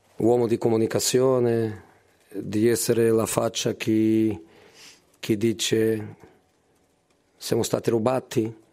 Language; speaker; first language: Italian; non-native, fluent; Portuguese